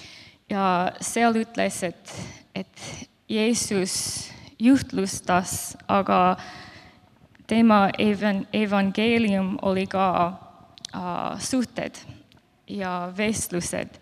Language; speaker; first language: Estonian; non-native, learner; Finnish